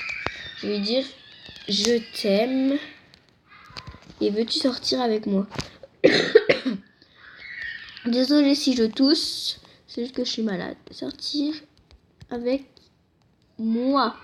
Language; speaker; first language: French; native; French